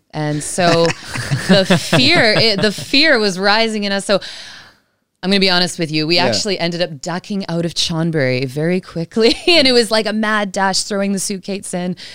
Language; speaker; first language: English; native; English